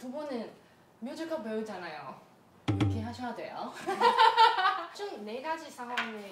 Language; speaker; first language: Korean; non-native, learner; Chinese